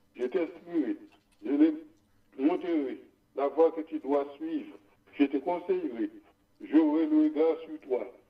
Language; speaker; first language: French; non-native, local second language; Haitian Creole